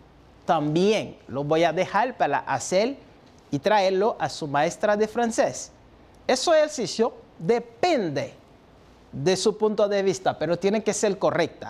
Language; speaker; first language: Spanish; non-native, fluent; French